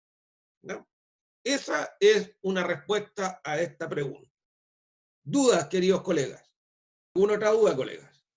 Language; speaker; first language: Spanish; native; Spanish